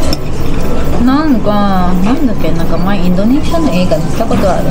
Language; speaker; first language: Japanese; native; Japanese